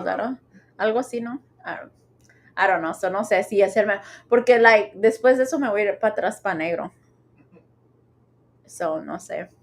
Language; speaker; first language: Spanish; early bilingual, heritage; Spanish